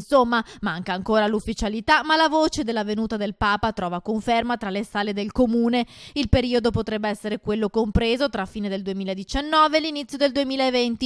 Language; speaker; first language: Italian; native; Italian